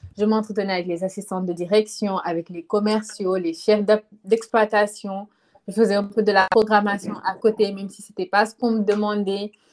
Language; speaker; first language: French; non-native, local second language; Wolof